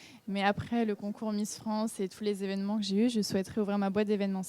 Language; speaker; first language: French; native; French